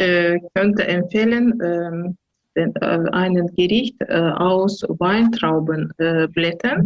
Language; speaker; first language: German; non-native, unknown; Azerbaijani